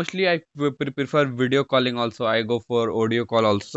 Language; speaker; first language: English; non-native, local second language; Hindi